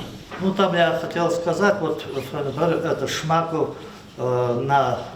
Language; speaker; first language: Russian; non-native, local second language; Lezghian